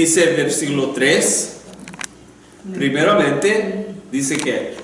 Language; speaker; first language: Spanish; non-native, learner; English